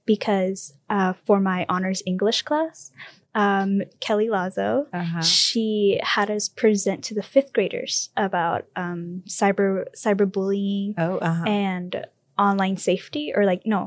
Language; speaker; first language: English; early bilingual, other home language; Spanish